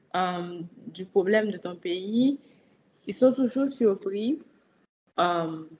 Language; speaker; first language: French; native; French